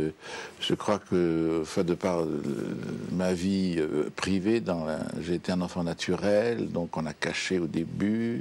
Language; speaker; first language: French; native; French